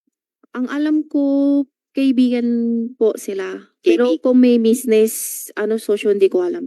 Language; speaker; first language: Filipino; non-native, learner; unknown